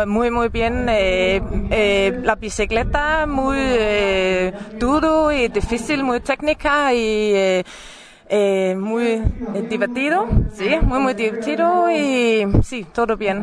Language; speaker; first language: Spanish; non-native, learner; Danish